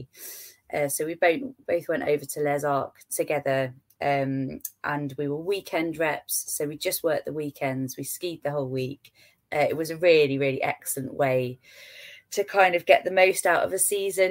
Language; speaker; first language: English; native; English